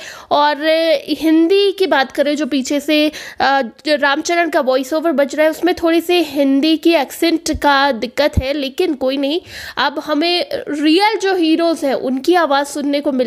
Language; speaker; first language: Hindi; native; Hindi